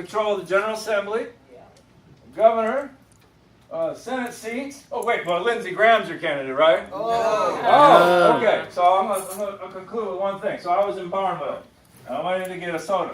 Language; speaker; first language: English; native; English